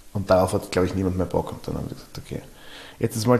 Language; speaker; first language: German; native; German